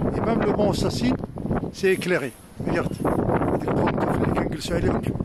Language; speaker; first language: French; non-native, local second language; Arabic